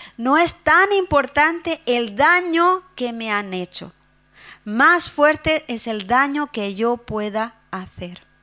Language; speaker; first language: Spanish; non-native, fluent; Portuguese